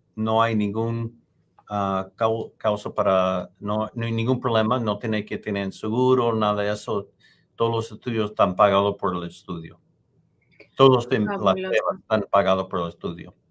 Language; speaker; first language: Spanish; non-native, fluent; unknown